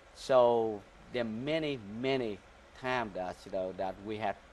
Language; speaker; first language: English; early bilingual, other home language; Vietnamese